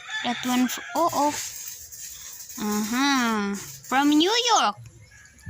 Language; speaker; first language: English; non-native, learner; Cebuano